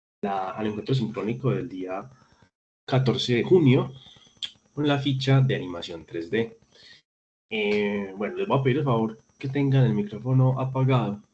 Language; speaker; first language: Spanish; native; Spanish